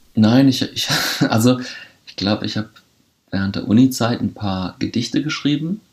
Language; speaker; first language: German; early bilingual, other home language; Polish